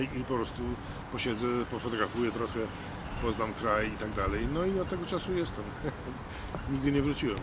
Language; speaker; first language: Polish; early bilingual, heritage; Polish